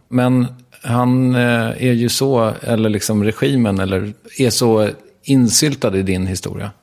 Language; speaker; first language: Swedish; native; Swedish